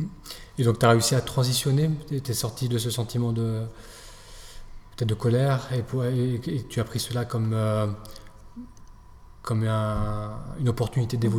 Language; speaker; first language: French; native; French